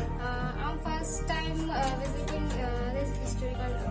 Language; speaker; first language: English; non-native, learner; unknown